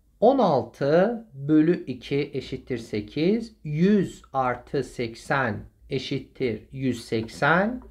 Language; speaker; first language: Turkish; non-native, fluent; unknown